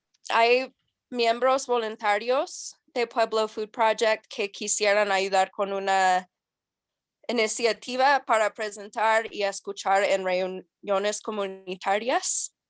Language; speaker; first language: Spanish; non-native, learner; English